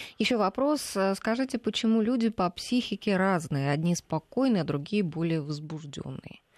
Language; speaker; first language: Russian; native; Russian